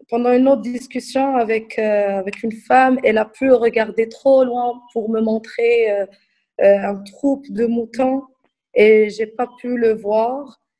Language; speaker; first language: French; non-native, local second language; Arabic